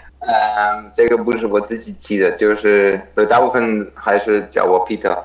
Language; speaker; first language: Chinese; non-native, fluent; German